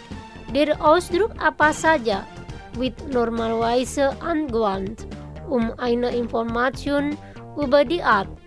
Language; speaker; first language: German; non-native, fluent; Indonesian